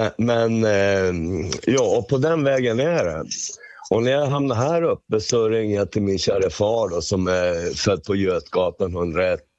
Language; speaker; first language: Swedish; native; Swedish